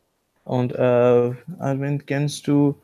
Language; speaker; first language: German; non-native, learner; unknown